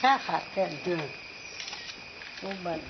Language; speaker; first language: Hebrew; non-native, fluent; Malayalam